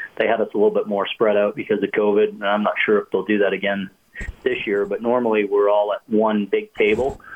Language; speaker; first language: English; native; English